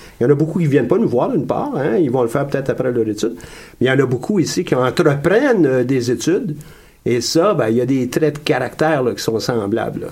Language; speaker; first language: French; native; French